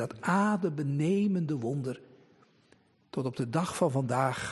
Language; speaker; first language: Dutch; native; Dutch